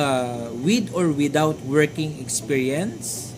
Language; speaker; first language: English; non-native, learner; Filipino